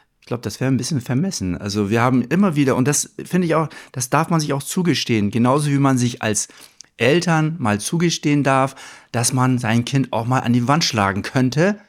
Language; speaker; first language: German; early bilingual, other home language; Turkish